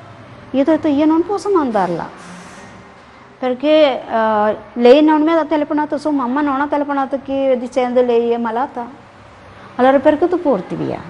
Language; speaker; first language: Italian; non-native, learner; Malayalam